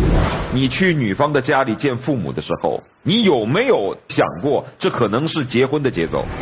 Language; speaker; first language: Chinese; native; Chinese